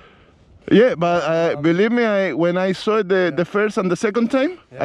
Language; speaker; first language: English; non-native, learner; Spanish